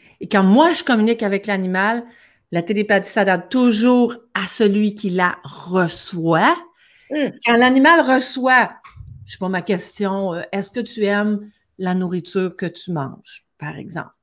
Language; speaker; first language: French; native; French